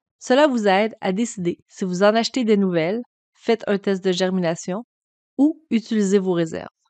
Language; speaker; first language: French; native; French